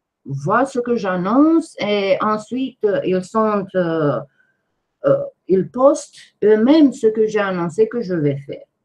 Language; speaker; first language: French; non-native, fluent; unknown